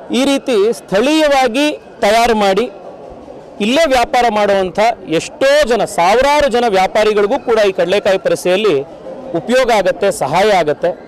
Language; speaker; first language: Kannada; native; Kannada